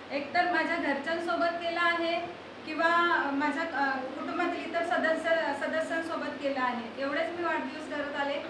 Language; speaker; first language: Marathi; native; Marathi